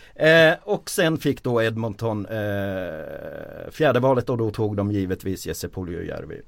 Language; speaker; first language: Swedish; early bilingual, other home language; Finnish